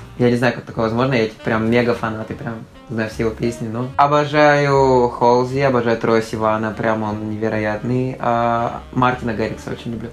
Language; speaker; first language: Russian; native; Russian